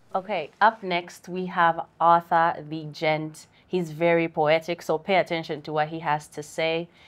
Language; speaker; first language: English; non-native, local second language; Bemba